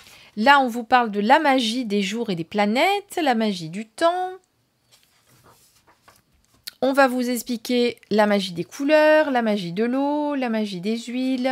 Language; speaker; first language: French; native; French